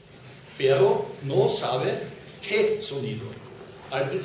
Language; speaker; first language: Spanish; non-native, fluent; German